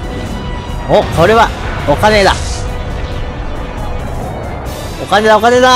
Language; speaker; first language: Japanese; native; Japanese